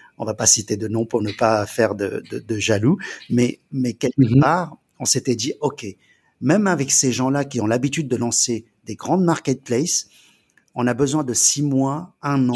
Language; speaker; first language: French; early bilingual, other home language; Chinese